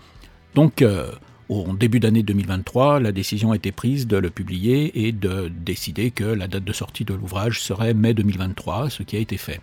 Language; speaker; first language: French; native; French